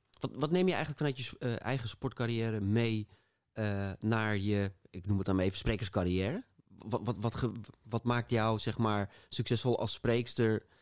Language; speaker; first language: Dutch; native; Dutch